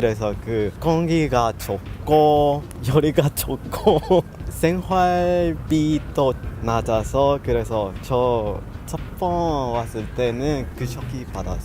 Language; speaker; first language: Korean; non-native, learner; Spanish